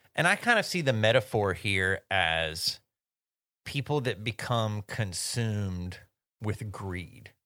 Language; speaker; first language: English; native; English